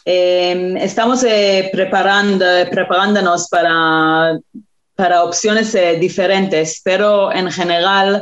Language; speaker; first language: Spanish; non-native, fluent; Hebrew